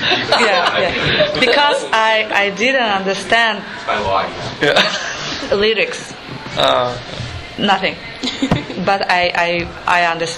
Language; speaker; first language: English; non-native, learner; Japanese